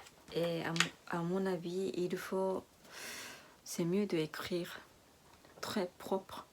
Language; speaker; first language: French; non-native, learner; Japanese